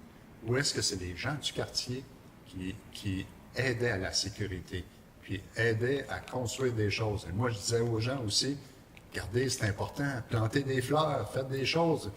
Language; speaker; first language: French; native; French